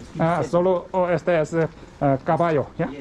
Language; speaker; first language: Spanish; non-native, learner; Korean